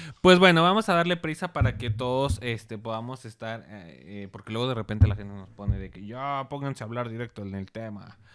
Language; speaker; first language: Spanish; native; Spanish